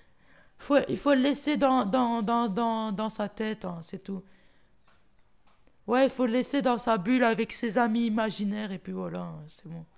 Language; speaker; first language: French; native; French